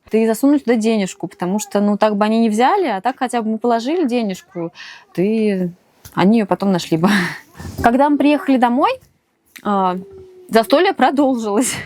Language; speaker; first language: Russian; native; Russian